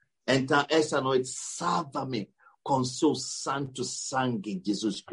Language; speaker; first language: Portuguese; non-native, learner; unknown